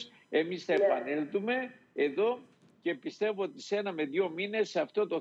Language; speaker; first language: Greek; native; Greek